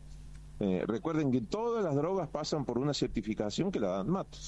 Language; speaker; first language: Spanish; native; Spanish